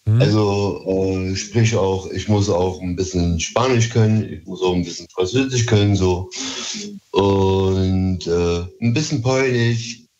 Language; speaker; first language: German; early bilingual, other home language; Turkish